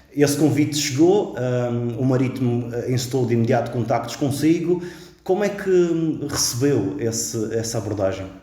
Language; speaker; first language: Portuguese; native; Portuguese